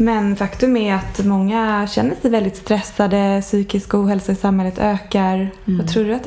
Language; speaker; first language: Swedish; native; Swedish